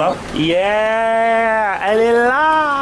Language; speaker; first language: French; native; French